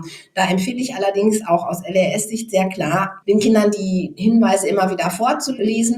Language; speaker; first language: German; native; German